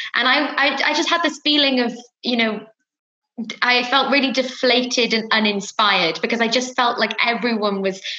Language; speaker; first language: English; native; English